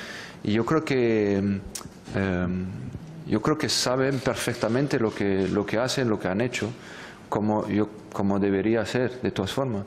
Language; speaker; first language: Spanish; non-native, fluent; French